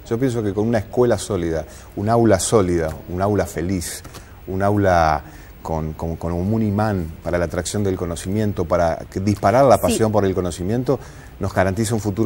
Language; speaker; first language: Spanish; native; Spanish